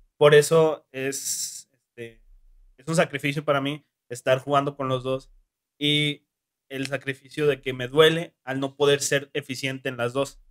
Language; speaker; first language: Spanish; native; Spanish